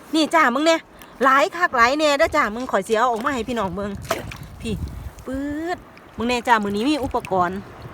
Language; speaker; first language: Thai; native; Thai